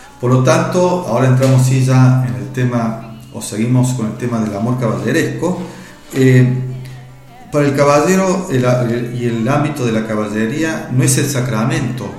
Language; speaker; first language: Spanish; native; Spanish